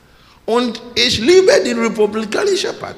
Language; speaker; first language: German; non-native, learner; English